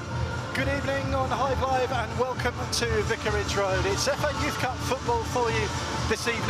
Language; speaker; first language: English; native; English